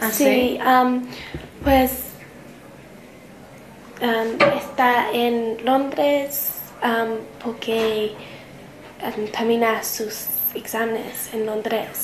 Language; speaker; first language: Spanish; non-native, learner; English